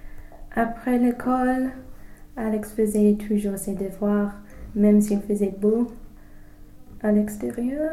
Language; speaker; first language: French; non-native, learner; English